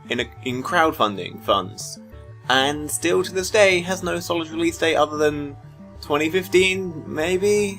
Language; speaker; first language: English; native; English